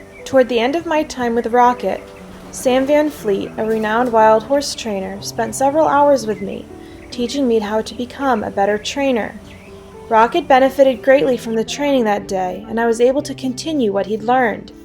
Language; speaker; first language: English; native; English